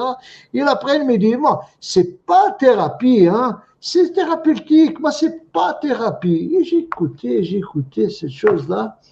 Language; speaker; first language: French; non-native, fluent; Portuguese